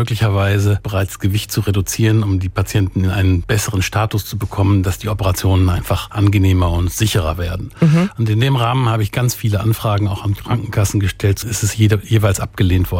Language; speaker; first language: German; native; German